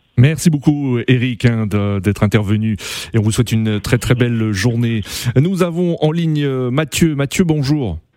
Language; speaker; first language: French; native; French